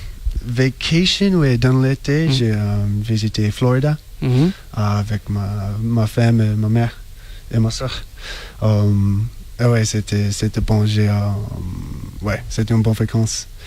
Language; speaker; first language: French; non-native, learner; English